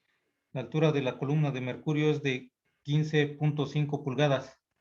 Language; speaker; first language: Spanish; native; Spanish